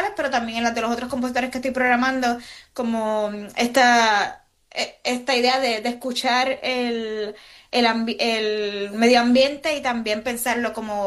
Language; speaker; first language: Spanish; native; Spanish